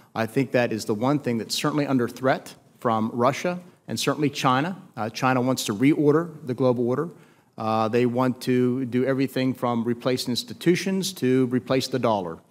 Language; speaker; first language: English; native; English